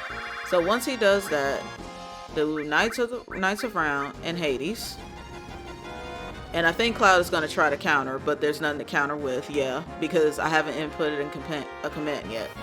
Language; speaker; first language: English; native; English